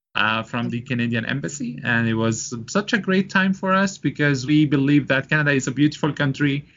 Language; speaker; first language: English; non-native, fluent; Arabic